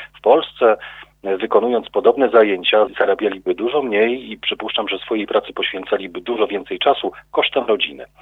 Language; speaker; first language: Polish; native; Polish